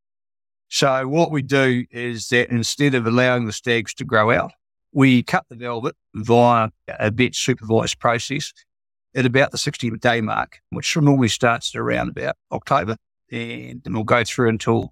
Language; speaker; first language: English; native; English